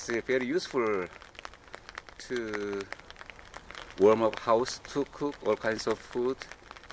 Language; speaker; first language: English; non-native, fluent; Korean